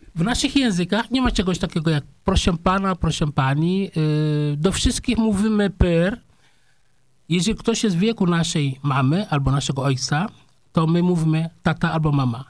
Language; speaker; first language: Polish; non-native, fluent; Serer